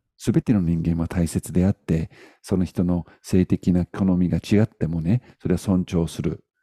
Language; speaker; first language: Japanese; non-native, fluent; English